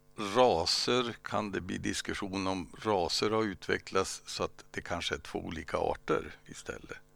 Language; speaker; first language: Swedish; native; Swedish